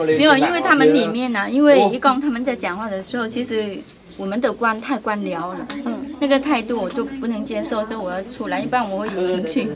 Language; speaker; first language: Chinese; non-native, fluent; Vietnamese